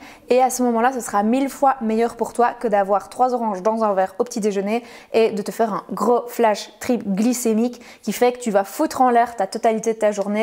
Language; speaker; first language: French; native; French